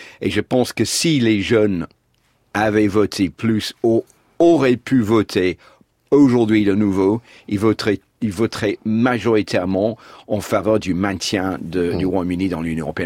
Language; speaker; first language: French; non-native, fluent; English